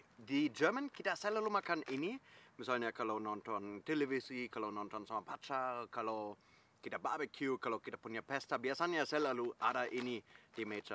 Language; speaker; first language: Indonesian; non-native, fluent; German